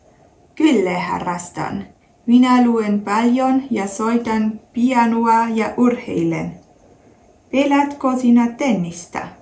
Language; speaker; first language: Finnish; non-native, learner; German